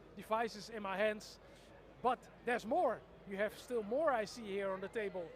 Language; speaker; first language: English; non-native, fluent; Dutch